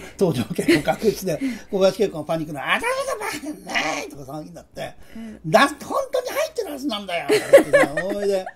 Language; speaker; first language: Japanese; native; Japanese